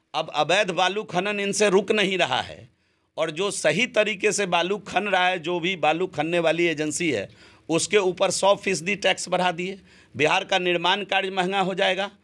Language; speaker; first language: Hindi; native; Hindi